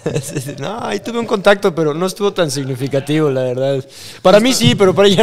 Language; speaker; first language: Spanish; native; Spanish